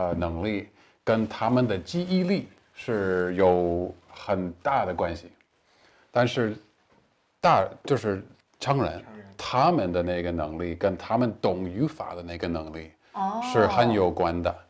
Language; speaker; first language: Chinese; non-native, fluent; English